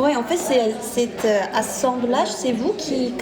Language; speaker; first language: French; non-native, fluent; Korean